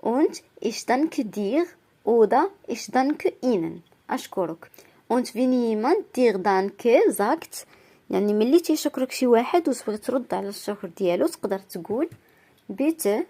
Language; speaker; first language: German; non-native, fluent; Arabic